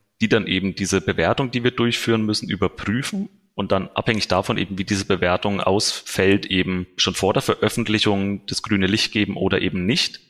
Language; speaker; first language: German; native; German